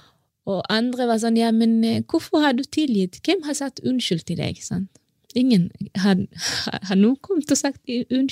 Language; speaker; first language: Norwegian; non-native, fluent; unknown